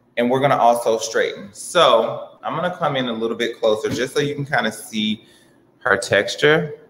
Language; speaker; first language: English; native; English